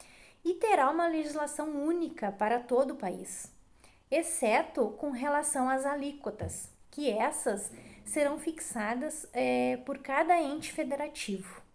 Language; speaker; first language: Portuguese; native; Portuguese